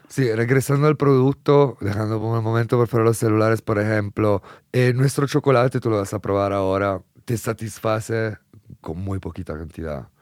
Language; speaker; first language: Spanish; non-native, fluent; Italian